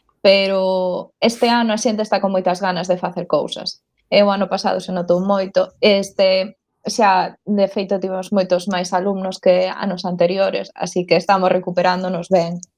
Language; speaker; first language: Galician; non-native, local second language; Spanish